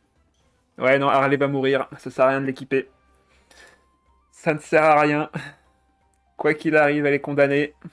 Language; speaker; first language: French; native; French